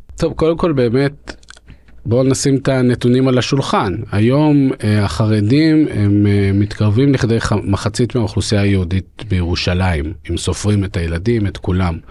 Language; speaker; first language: Hebrew; early bilingual, other home language; Russian